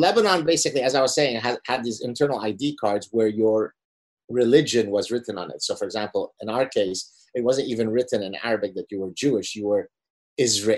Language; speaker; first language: English; early bilingual, other home language; Arabic